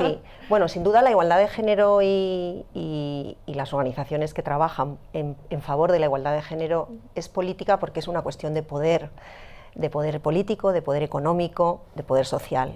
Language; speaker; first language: Spanish; native; Spanish